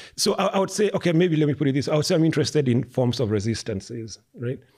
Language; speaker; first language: English; non-native, local second language; Kikuyu